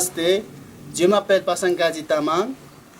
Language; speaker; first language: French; non-native, learner; Nepali